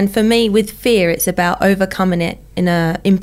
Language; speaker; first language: English; native; English